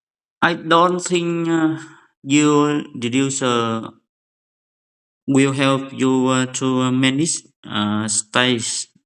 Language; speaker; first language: English; non-native, fluent; Vietnamese